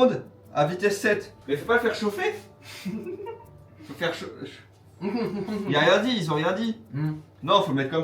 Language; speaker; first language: French; native; French